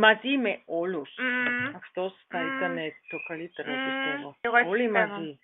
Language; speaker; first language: Greek; non-native, learner; German